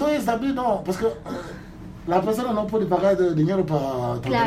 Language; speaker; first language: Spanish; non-native, learner; Wolof